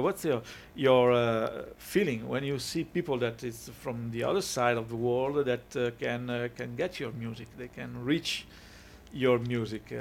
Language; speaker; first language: English; non-native, fluent; Italian